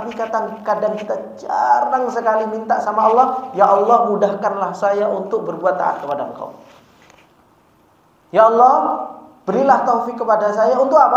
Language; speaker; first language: Indonesian; native; Indonesian